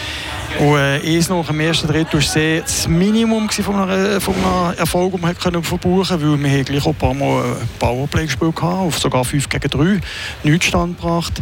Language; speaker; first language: German; native; German